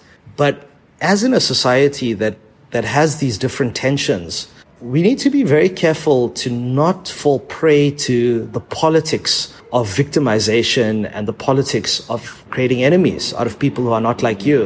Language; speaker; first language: English; native; English